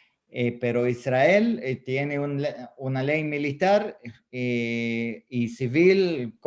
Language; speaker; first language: Spanish; non-native, fluent; Arabic